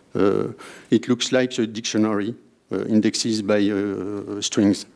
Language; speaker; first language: English; non-native, fluent; French